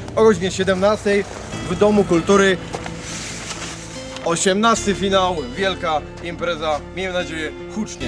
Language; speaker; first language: Polish; native; Polish